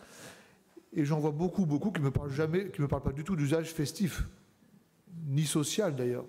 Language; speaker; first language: French; native; French